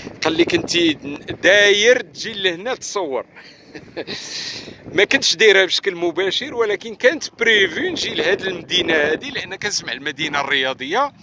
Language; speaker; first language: Arabic; native; Arabic